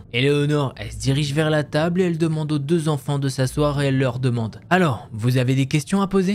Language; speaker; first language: French; native; French